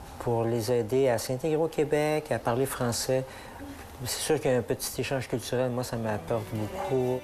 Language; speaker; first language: French; native; French